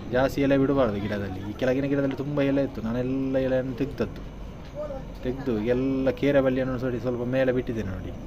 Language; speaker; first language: Kannada; non-native, local second language; Tulu